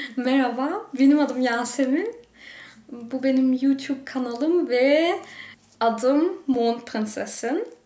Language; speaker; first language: Turkish; early bilingual, heritage; Turkish